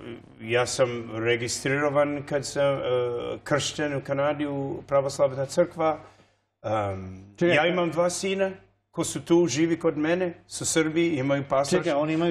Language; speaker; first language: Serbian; early bilingual, heritage; English